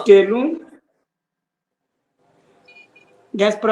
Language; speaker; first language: German; non-native, learner; Urdu